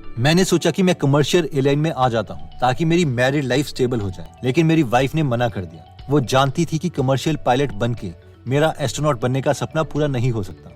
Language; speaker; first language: Hindi; native; Hindi